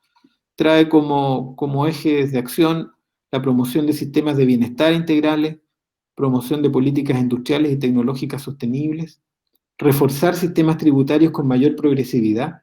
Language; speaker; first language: Spanish; native; Spanish